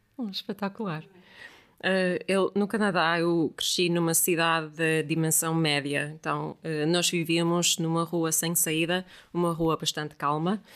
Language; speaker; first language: Portuguese; non-native, fluent; English